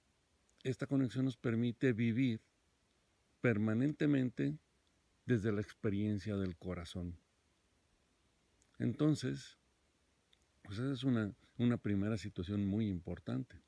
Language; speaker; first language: Spanish; native; Spanish